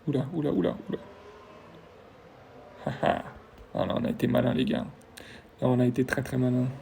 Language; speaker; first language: French; native; French